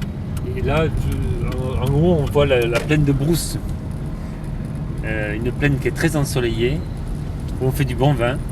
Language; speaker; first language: French; native; French